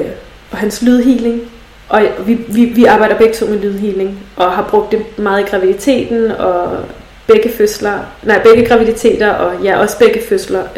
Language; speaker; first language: Danish; native; Danish